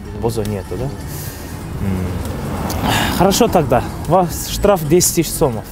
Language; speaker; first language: Russian; non-native, local second language; Kyrgyz